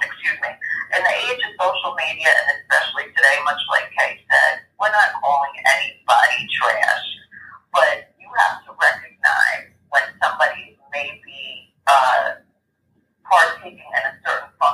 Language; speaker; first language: English; native; English